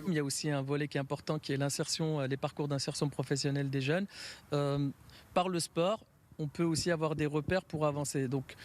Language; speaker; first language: French; native; French